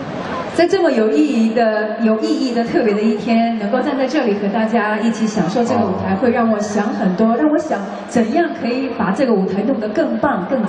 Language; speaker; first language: Chinese; native; Chinese